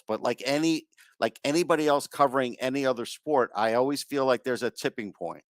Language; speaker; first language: English; native; English